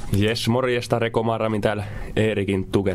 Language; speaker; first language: Finnish; native; Finnish